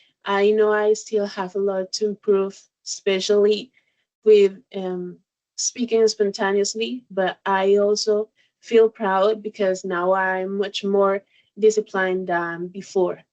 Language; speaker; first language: English; non-native, learner; Spanish